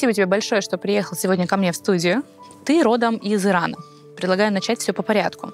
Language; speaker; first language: Russian; native; Russian